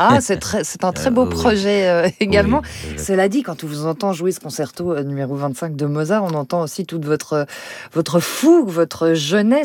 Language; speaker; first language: French; native; French